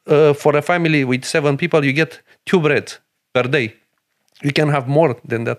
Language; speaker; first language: English; non-native, learner; Romanian